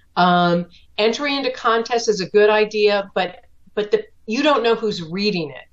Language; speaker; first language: English; native; English